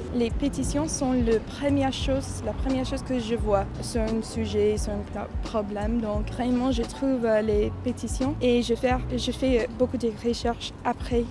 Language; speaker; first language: French; non-native, fluent; English